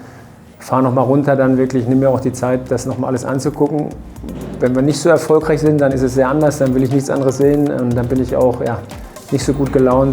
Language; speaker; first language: German; native; German